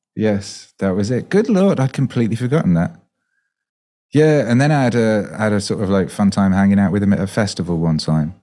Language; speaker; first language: English; native; English